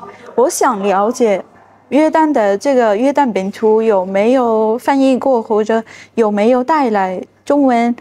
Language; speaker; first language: Chinese; non-native, fluent; Arabic